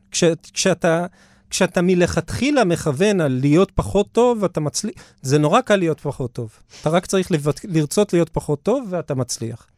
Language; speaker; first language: Hebrew; early bilingual, other home language; English